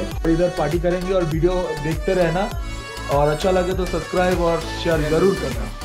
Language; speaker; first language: Hindi; non-native, local second language; Bangla